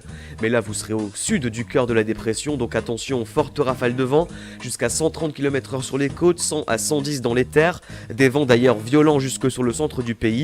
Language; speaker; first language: French; native; French